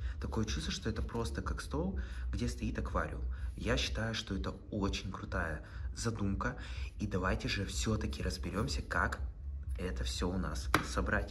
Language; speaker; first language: Russian; native; Russian